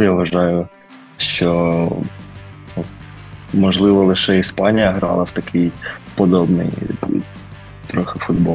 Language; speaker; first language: Ukrainian; early bilingual, heritage; Ukrainian